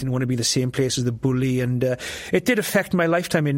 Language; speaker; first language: English; non-native, local second language; Welsh